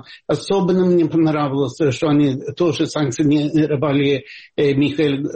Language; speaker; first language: Russian; non-native, fluent; Swedish